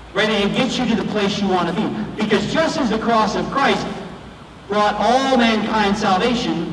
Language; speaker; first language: English; native; English